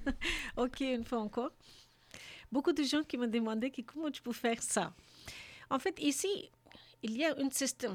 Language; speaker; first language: French; non-native, learner; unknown